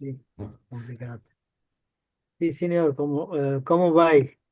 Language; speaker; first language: Portuguese; non-native, learner; Bangla